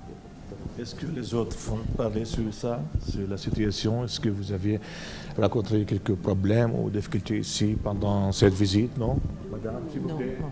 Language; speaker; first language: French; non-native, fluent; Arabic